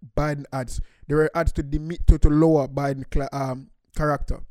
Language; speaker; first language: English; non-native, local second language; Jamaican Creole English